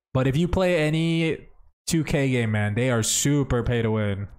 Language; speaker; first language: English; native; English